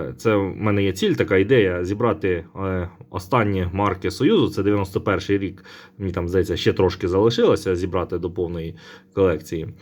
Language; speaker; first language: Ukrainian; non-native, local second language; Russian